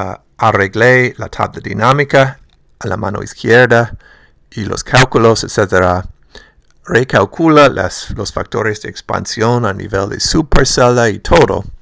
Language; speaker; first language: Spanish; non-native, fluent; English